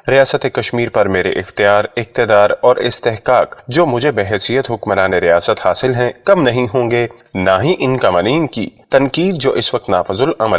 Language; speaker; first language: Urdu; native; Urdu